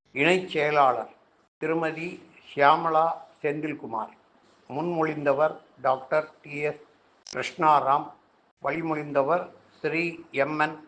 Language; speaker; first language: Tamil; non-native, local second language; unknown